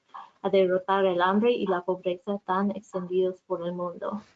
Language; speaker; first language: Spanish; non-native, fluent; English